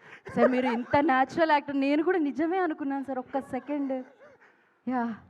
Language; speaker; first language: Telugu; native; Telugu